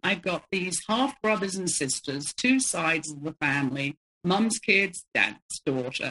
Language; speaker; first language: English; native; English